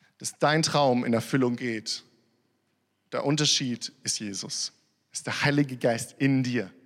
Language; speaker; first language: German; early bilingual, other home language; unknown